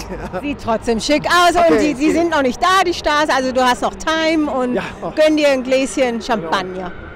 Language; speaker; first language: German; native; German